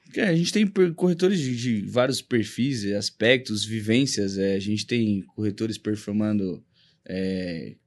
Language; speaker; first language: Portuguese; native; Portuguese